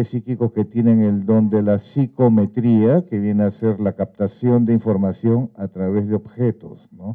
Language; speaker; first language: Spanish; native; Spanish